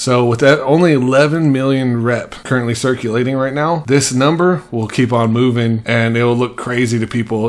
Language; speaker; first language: English; native; English